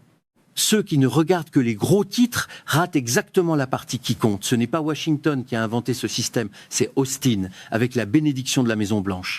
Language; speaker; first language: French; native; French